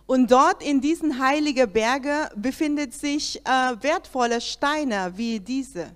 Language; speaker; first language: German; non-native, learner; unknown